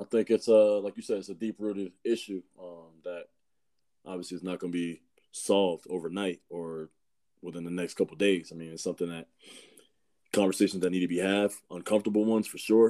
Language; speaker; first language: English; native; English